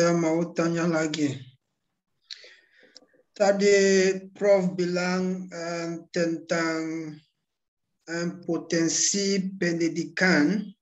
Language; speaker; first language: Indonesian; non-native, learner; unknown